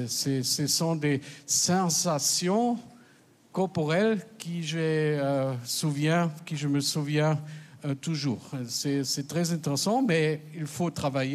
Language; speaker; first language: French; non-native, fluent; German